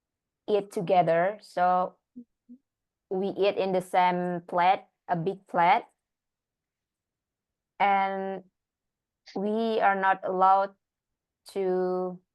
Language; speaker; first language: English; non-native, learner; Indonesian